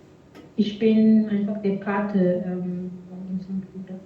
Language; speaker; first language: German; non-native, fluent; French